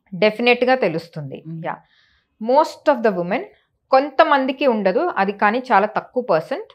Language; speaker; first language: Telugu; native; Telugu